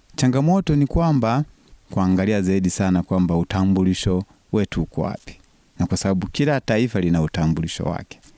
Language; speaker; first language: Swahili; non-native, local second language; Sukuma